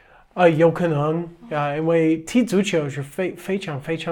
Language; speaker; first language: Chinese; non-native, fluent; English